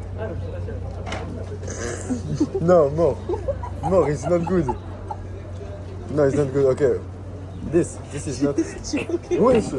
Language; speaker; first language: English; non-native, learner; French